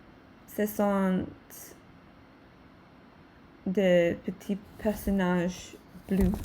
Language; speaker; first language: French; non-native, learner; English